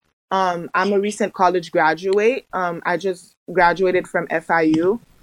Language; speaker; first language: English; early bilingual, other home language; Haitian Creole